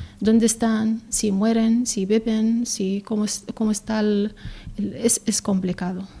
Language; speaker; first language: Spanish; non-native, learner; Arabic